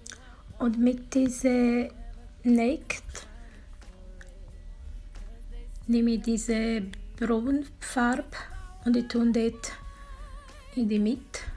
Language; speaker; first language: German; non-native, learner; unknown